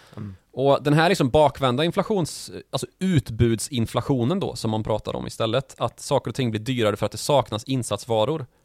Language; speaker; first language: Swedish; native; Swedish